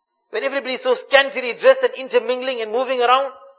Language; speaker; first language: English; native; English